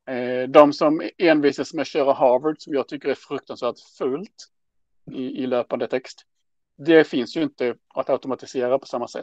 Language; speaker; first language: Swedish; native; Swedish